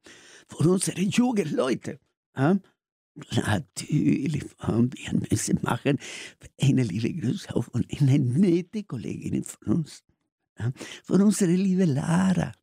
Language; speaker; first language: German; non-native, learner; Spanish